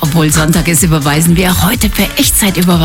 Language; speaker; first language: German; native; German